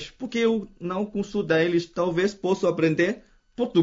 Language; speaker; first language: Portuguese; non-native, fluent; Chinese